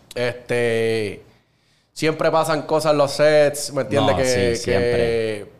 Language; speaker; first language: Spanish; native; Spanish